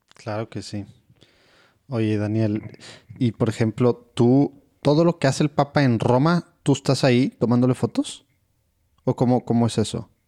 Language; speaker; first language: Spanish; native; Spanish